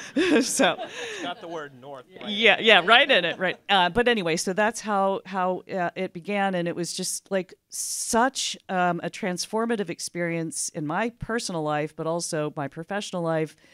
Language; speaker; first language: English; native; English